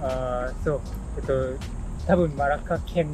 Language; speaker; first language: Japanese; non-native, learner; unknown